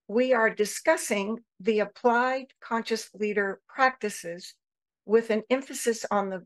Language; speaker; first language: English; native; English